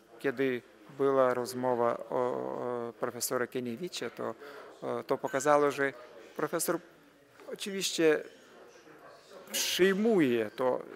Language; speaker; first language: Polish; non-native, fluent; Lithuanian